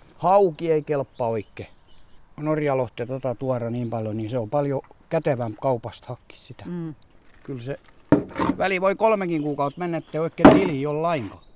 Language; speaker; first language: Finnish; native; Finnish